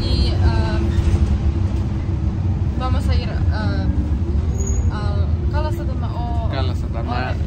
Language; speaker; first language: Spanish; non-native, learner; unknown